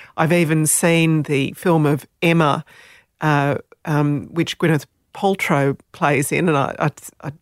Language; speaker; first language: English; non-native, local second language; Slovenian